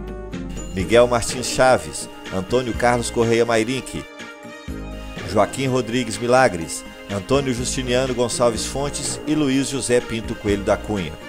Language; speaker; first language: Portuguese; native; Portuguese